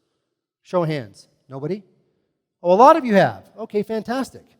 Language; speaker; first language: English; native; English